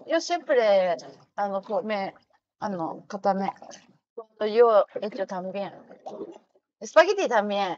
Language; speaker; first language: Spanish; non-native, learner; Japanese